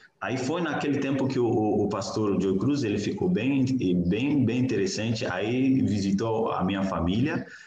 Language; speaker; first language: Portuguese; non-native, fluent; Hausa